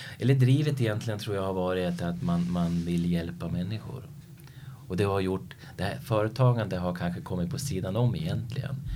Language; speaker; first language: Swedish; native; Swedish